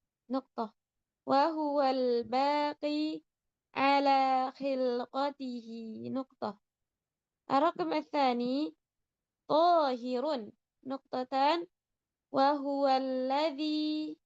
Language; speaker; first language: Arabic; non-native, fluent; Indonesian